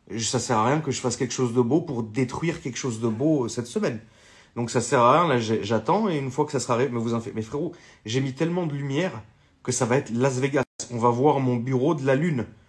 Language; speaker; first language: French; native; French